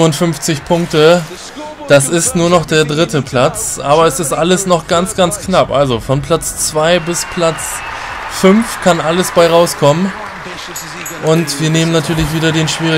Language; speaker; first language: German; native; German